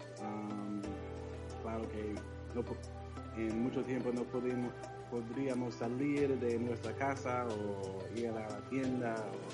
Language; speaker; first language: Spanish; non-native, learner; English